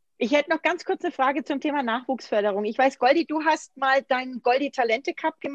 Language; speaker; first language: German; native; German